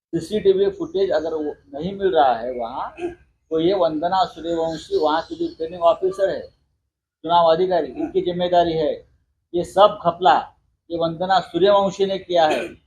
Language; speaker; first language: Hindi; non-native, local second language; Marathi